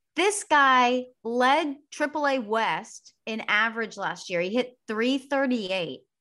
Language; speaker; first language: English; native; English